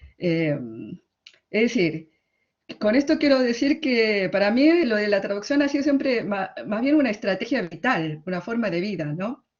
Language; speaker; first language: Spanish; early bilingual, other home language; Korean